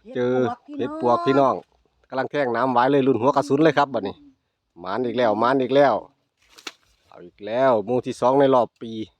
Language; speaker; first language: Thai; native; Thai